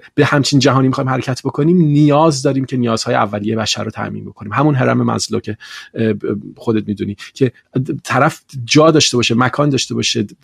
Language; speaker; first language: Persian; non-native, local second language; Kurdish